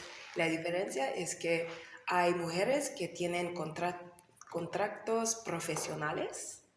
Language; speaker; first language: Spanish; non-native, learner; English